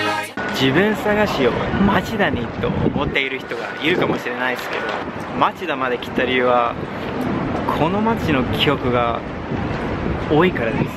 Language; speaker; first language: Japanese; non-native, fluent; English